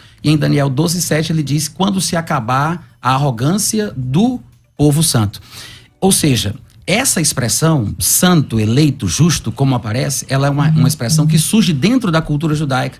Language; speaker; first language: Portuguese; native; Portuguese